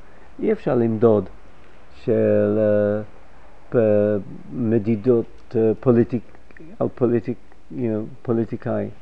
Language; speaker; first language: Hebrew; non-native, fluent; English